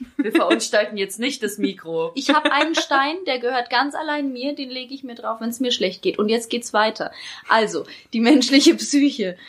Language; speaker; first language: German; early bilingual, other home language; Polish